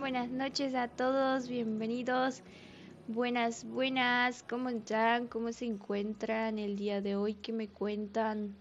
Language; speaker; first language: Spanish; native; Spanish